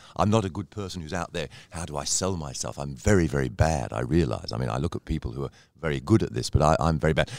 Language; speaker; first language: English; native; English